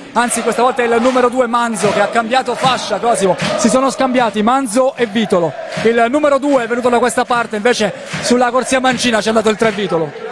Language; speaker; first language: Italian; native; Italian